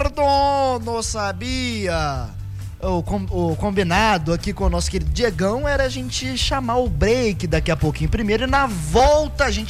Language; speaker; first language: Portuguese; native; Portuguese